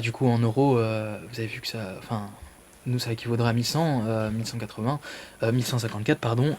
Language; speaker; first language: French; native; French